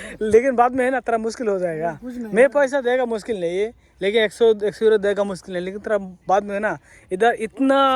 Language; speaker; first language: Hindi; non-native, learner; Bangla